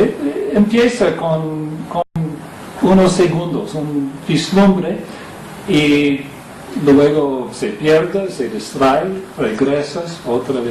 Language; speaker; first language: Spanish; non-native, fluent; English